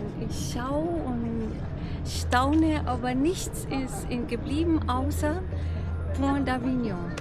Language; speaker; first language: German; non-native, fluent; Arabic